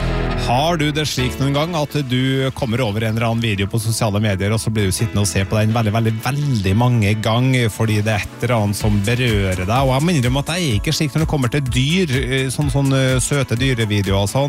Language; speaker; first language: Norwegian; native; Norwegian